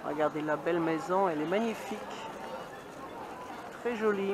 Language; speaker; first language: French; native; French